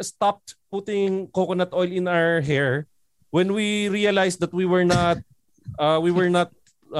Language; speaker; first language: English; non-native, local second language; Filipino